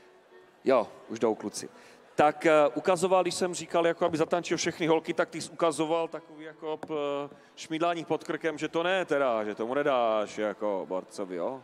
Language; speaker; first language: Czech; native; Czech